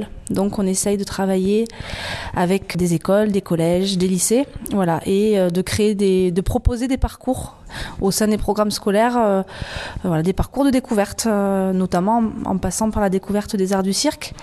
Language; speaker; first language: French; native; French